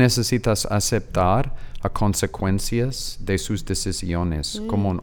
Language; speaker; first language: Spanish; non-native, fluent; English